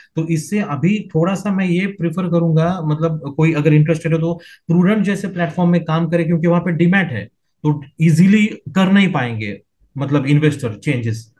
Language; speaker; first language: Hindi; non-native, local second language; Marathi